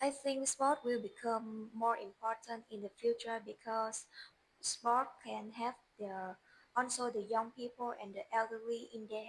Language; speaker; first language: English; non-native, learner; Vietnamese